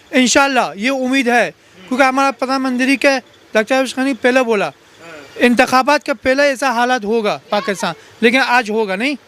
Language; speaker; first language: Hindi; non-native, learner; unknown